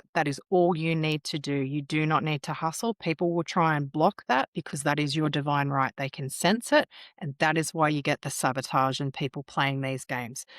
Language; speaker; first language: English; native; English